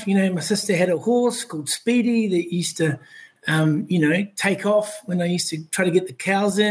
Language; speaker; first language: English; native; English